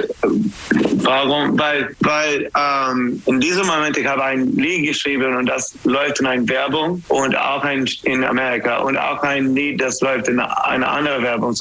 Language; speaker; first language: German; non-native, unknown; English